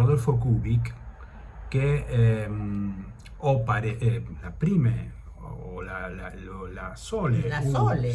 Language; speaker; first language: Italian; early bilingual, heritage; Spanish